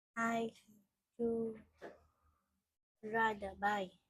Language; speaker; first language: English; non-native, learner; Vietnamese